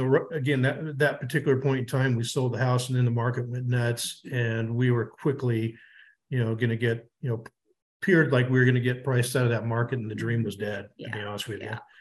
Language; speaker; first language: English; native; English